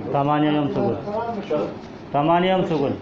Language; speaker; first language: Arabic; non-native, learner; Hindi